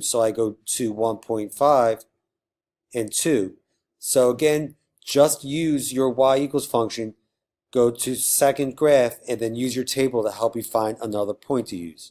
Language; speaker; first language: English; native; English